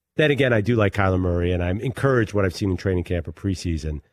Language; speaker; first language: English; native; English